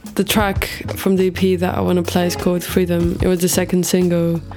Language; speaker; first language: English; non-native, fluent; Portuguese